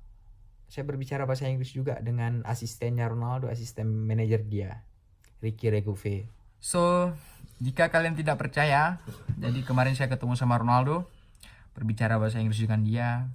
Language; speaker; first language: Indonesian; non-native, local second language; Achinese